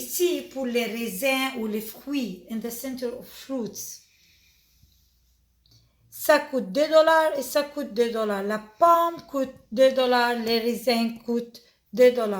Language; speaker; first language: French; non-native, fluent; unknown